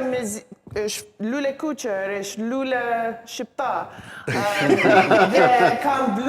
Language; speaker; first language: Albanian; non-native, learner; English